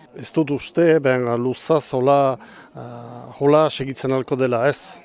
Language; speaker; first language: Basque; native; Basque